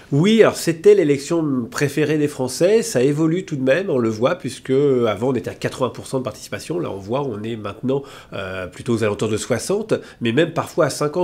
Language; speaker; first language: French; native; French